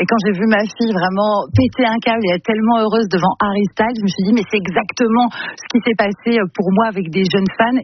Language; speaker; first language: French; native; French